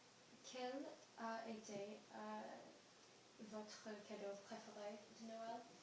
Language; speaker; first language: French; non-native, learner; English